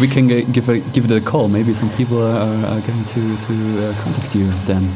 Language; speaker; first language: English; non-native, fluent; German